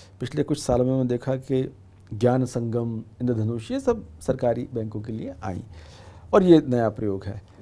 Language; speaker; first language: Hindi; native; Hindi